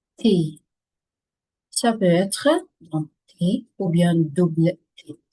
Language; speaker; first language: French; non-native, local second language; Arabic